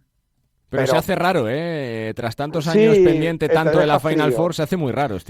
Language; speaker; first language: Spanish; native; Spanish